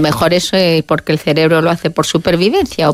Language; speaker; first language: Spanish; native; Spanish